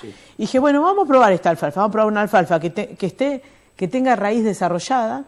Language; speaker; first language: Spanish; native; Spanish